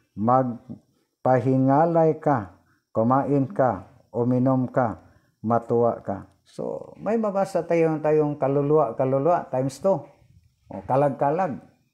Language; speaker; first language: Filipino; non-native, local second language; Cebuano